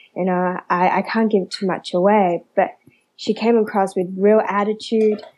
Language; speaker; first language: English; early bilingual, other home language; Chinese